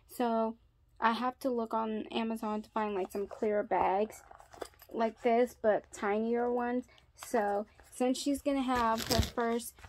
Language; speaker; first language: English; native; English